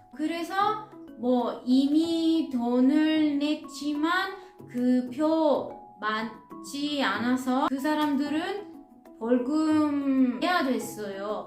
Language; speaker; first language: Korean; non-native, fluent; Italian